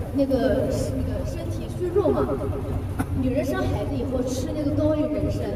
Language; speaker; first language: Chinese; non-native, fluent; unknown